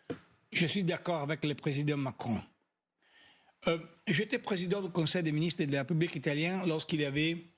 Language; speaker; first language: French; non-native, fluent; Italian